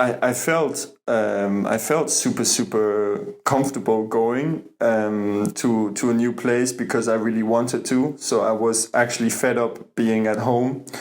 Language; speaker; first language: English; non-native, fluent; German